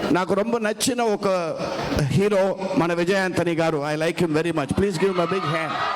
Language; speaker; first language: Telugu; non-native, learner; Punjabi